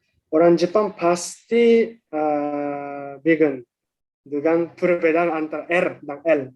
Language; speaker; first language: Indonesian; non-native, fluent; Japanese